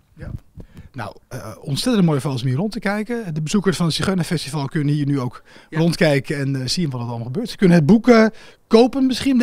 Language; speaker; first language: Dutch; native; Dutch